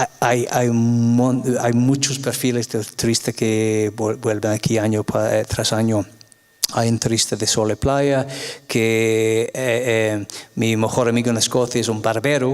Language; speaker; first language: Spanish; non-native, fluent; English